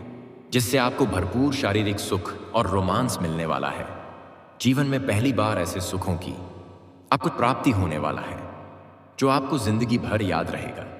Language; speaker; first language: Hindi; native; Hindi